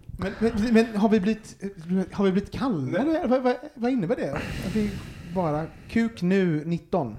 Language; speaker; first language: Swedish; native; Swedish